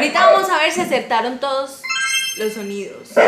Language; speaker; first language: Spanish; native; Spanish